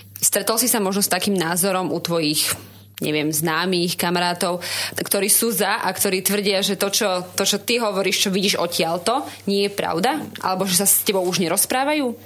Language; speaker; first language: Slovak; native; Slovak